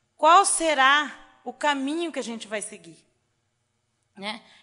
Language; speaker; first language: Portuguese; native; Portuguese